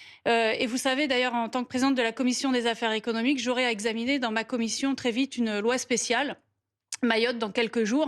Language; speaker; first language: French; native; French